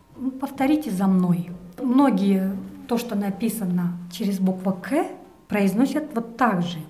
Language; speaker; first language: Russian; non-native, local second language; Kyrgyz